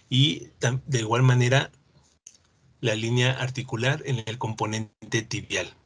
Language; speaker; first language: Spanish; native; Spanish